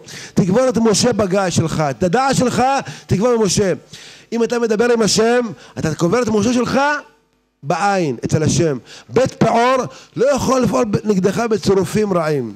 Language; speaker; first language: Hebrew; native; Hebrew